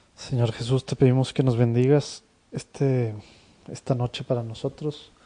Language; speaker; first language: Spanish; native; Spanish